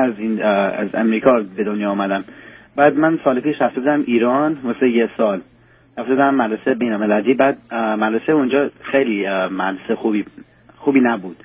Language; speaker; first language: Persian; early bilingual, heritage; Persian